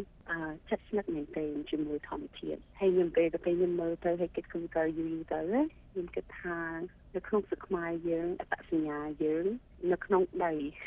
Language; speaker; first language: Khmer; early bilingual, heritage; Khmer